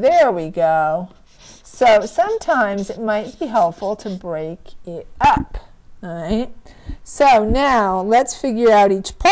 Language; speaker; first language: English; native; English